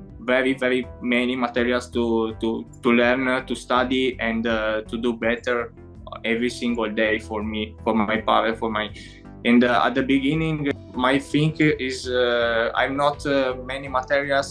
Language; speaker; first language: English; non-native, learner; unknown